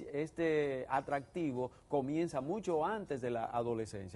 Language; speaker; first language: Spanish; native; Spanish